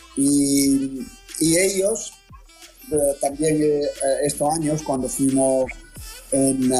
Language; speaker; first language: Spanish; non-native, learner; Italian